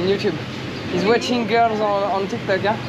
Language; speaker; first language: English; non-native, learner; French